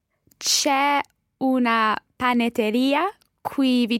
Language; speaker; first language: Italian; non-native, learner; English